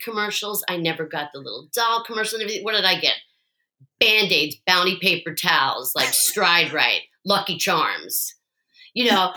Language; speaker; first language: English; native; English